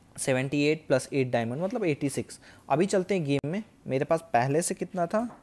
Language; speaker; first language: Hindi; native; Hindi